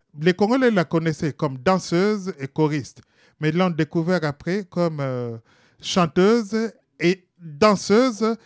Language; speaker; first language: French; non-native, local second language; Lingala